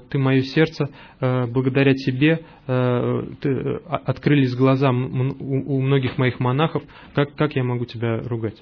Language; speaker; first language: Russian; native; Russian